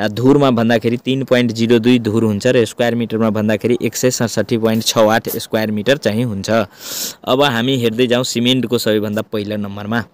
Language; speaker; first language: Nepali; native; Nepali